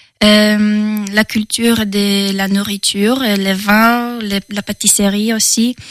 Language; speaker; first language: French; non-native, fluent; Polish